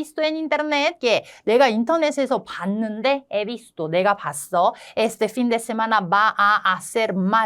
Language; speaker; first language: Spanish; non-native, fluent; Korean